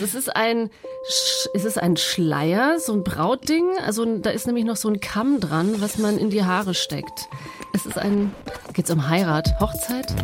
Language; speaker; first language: German; native; German